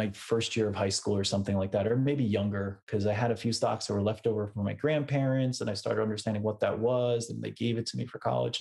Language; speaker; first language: English; native; English